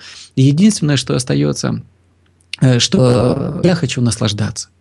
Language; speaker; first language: Russian; native; Russian